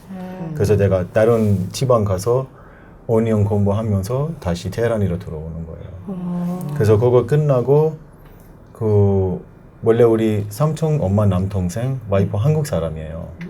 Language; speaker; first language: Korean; non-native, learner; Persian